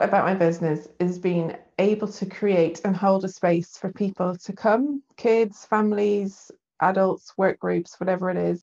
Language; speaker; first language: English; native; English